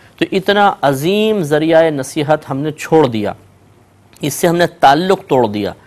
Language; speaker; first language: Urdu; native; Urdu